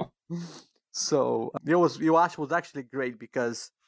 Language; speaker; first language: English; non-native, fluent; Portuguese